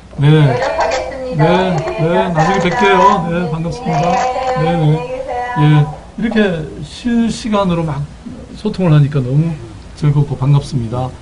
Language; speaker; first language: Korean; native; Korean